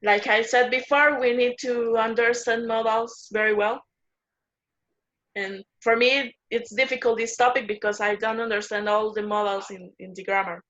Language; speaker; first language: English; non-native, learner; Spanish